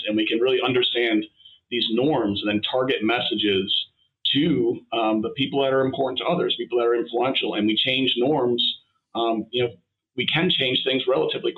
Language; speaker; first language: English; native; English